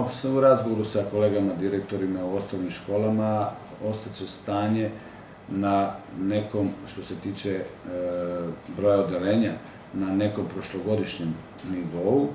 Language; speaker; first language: Serbian; native; Serbian